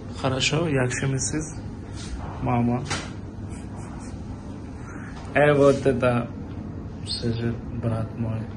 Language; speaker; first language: Russian; non-native, learner; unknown